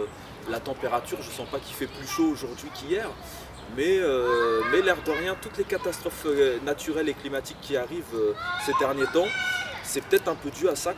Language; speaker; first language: French; native; French